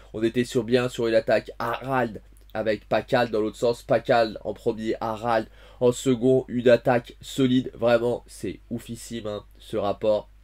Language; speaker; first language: French; native; French